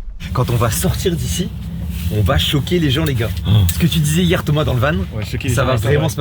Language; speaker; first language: French; native; French